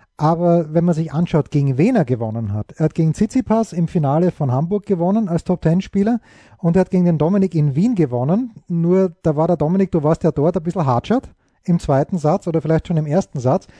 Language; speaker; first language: German; native; German